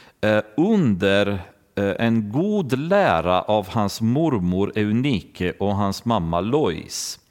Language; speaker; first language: Swedish; non-native, fluent; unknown